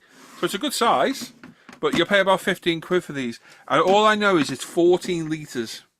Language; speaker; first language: English; native; English